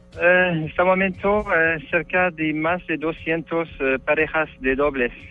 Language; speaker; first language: Spanish; non-native, learner; French